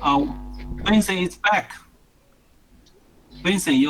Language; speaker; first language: English; non-native, learner; Chinese